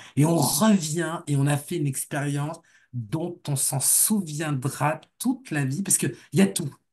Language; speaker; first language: French; native; French